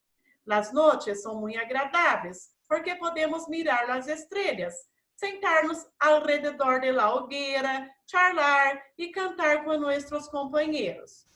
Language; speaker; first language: Spanish; non-native, fluent; Portuguese